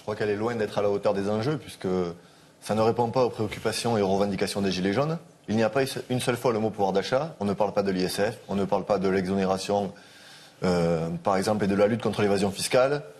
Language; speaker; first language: French; native; French